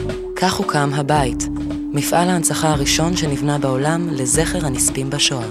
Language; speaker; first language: Hebrew; native; Hebrew